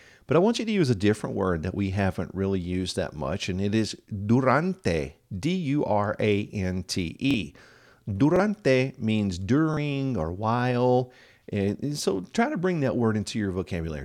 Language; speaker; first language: English; native; English